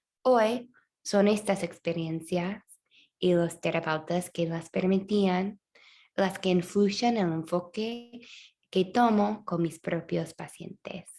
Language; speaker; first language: Spanish; non-native, fluent; English